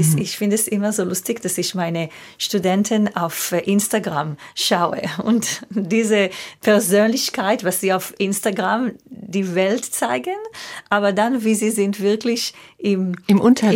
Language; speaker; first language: German; non-native, fluent; Hebrew